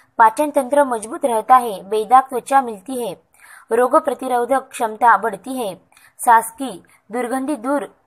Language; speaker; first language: Hindi; non-native, local second language; Marathi